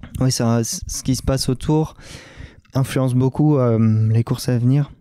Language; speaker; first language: French; native; French